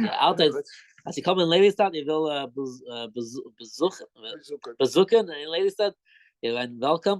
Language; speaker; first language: Dutch; non-native, fluent; English